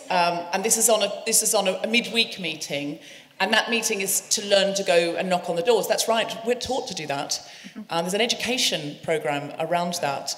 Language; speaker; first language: English; native; English